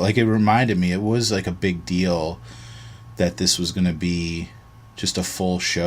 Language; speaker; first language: English; native; English